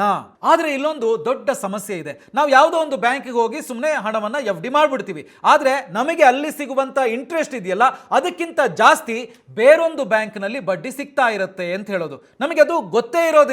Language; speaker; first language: Kannada; native; Kannada